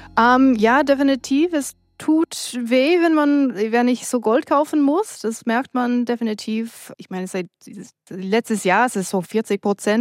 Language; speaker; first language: German; non-native, fluent; English